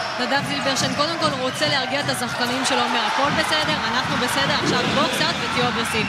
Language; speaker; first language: Hebrew; native; Hebrew